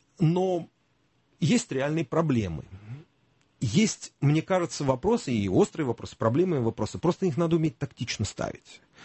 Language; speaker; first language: Russian; native; Russian